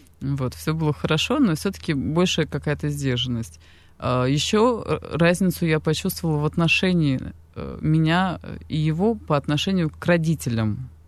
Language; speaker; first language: Russian; non-native, local second language; Armenian